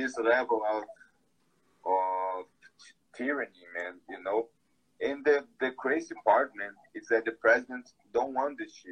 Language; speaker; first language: English; non-native, fluent; Portuguese